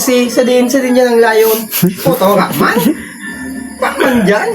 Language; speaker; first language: Filipino; non-native, local second language; Bikol